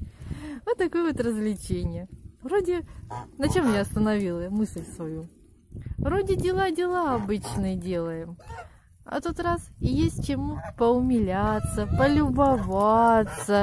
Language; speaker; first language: Russian; native; Russian